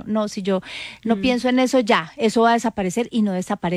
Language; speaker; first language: Spanish; native; Spanish